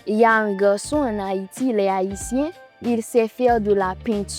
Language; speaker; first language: French; non-native, local second language; Haitian Creole